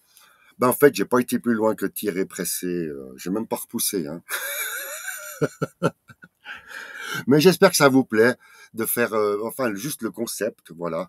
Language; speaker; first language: French; native; French